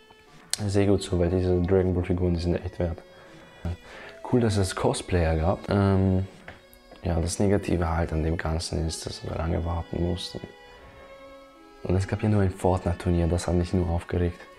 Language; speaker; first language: German; native; German